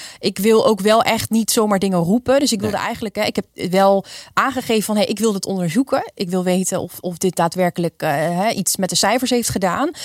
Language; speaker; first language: Dutch; native; Dutch